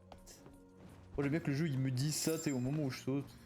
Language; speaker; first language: French; native; French